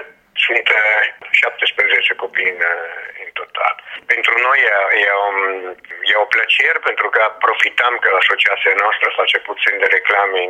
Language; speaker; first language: Romanian; non-native, learner; Italian